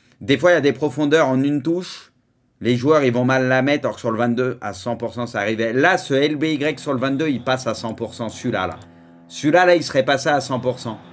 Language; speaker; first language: French; native; French